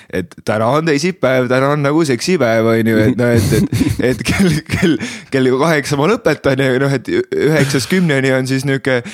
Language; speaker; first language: Estonian; native; Estonian